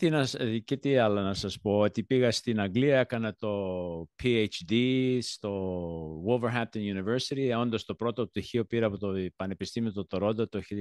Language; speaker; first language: Greek; early bilingual, heritage; Greek